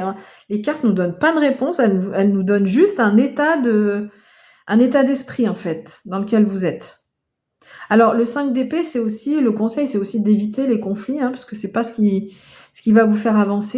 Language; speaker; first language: French; native; French